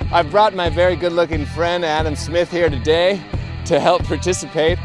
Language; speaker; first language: English; native; English